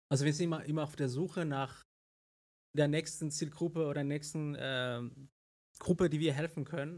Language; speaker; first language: German; non-native, fluent; Spanish